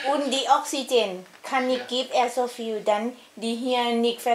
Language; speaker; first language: German; non-native, learner; Thai